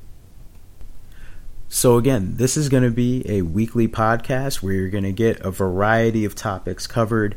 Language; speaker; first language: English; native; English